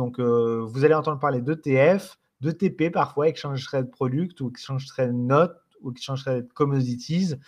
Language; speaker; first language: French; native; French